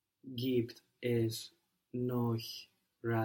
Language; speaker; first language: German; non-native, learner; English